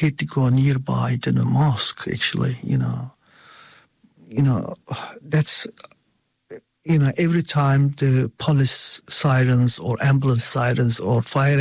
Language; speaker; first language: English; non-native, fluent; Turkish